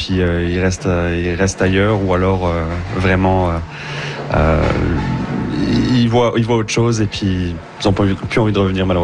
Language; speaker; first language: French; native; French